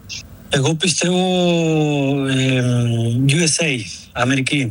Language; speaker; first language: Greek; non-native, learner; Spanish